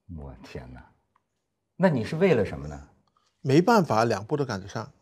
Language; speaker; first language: Chinese; non-native, fluent; Cantonese